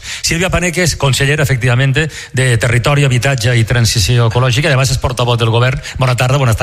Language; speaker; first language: Spanish; native; Spanish